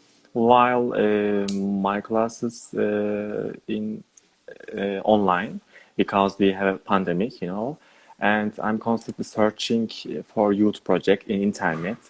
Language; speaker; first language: English; non-native, learner; Turkish